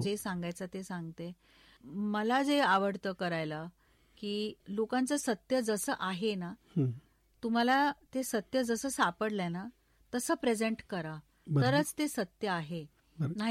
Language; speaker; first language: Marathi; non-native, local second language; Bangla